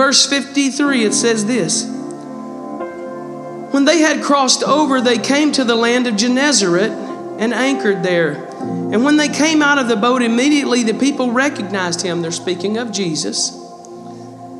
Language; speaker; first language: English; native; English